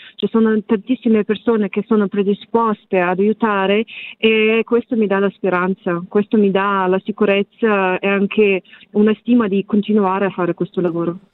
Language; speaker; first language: Italian; non-native, fluent; Russian